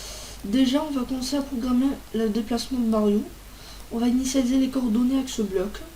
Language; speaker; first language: French; native; French